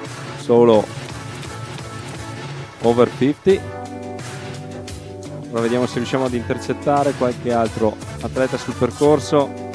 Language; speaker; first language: Italian; native; Italian